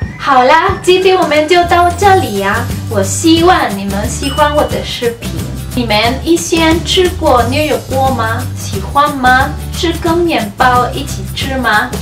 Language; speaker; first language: Chinese; non-native, fluent; Spanish